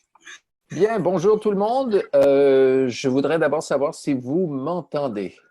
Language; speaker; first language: French; native; French